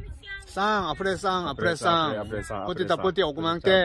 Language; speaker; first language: French; non-native, learner; Korean